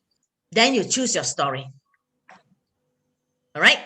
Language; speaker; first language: English; non-native, local second language; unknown